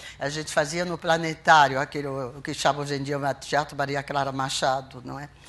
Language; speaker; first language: Portuguese; non-native, fluent; French